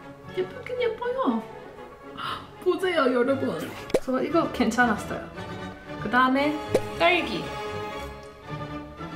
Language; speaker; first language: Korean; non-native, learner; English